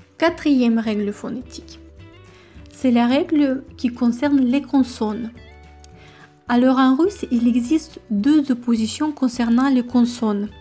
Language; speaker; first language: French; non-native, fluent; Russian